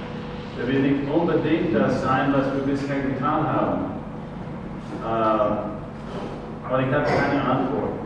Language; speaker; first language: German; non-native, fluent; English